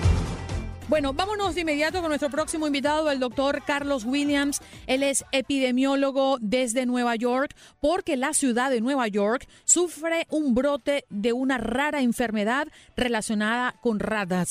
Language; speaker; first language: Spanish; native; Spanish